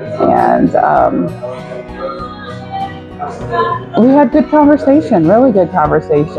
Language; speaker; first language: English; native; English